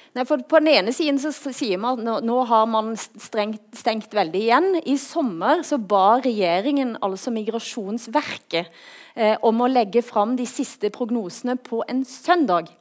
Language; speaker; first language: Norwegian; native; Norwegian